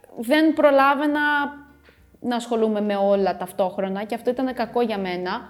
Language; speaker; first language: Greek; early bilingual, other home language; Romanian